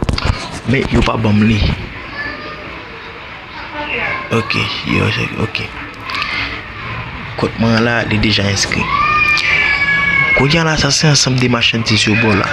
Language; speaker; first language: French; non-native, learner; Haitian Creole